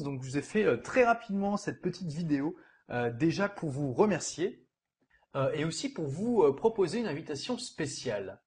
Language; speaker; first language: French; native; French